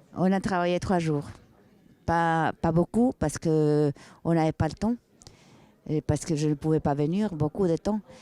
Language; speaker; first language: French; non-native, fluent; Spanish